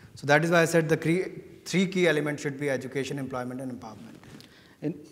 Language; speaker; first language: English; non-native, local second language; Hindi